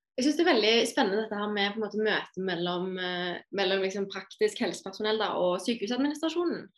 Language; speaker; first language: Norwegian; native; Norwegian